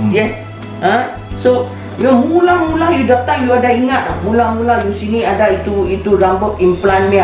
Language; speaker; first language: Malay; non-native, local second language; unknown